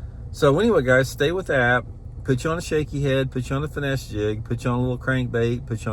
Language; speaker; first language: English; native; English